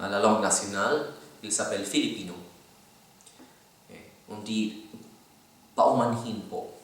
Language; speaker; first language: French; non-native, learner; Filipino